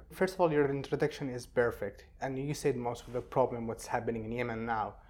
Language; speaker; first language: English; non-native, fluent; Arabic